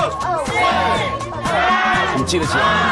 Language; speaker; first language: Chinese; native; Chinese